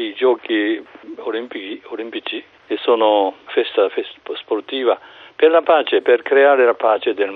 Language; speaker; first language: Italian; non-native, fluent; Japanese